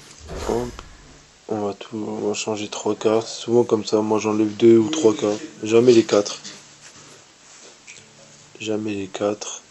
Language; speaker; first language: French; native; French